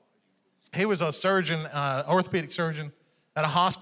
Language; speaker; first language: English; non-native, fluent; Persian